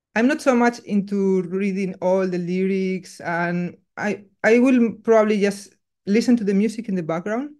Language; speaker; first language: English; non-native, fluent; Spanish